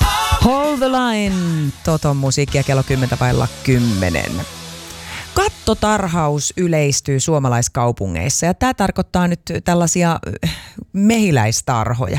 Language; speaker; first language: Finnish; native; Finnish